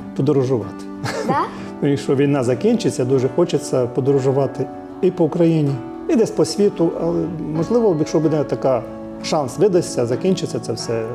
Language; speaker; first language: Ukrainian; native; Ukrainian